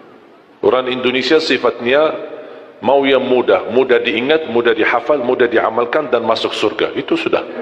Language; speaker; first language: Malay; non-native, fluent; Arabic